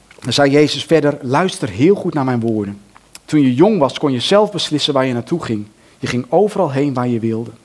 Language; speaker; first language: Dutch; native; Dutch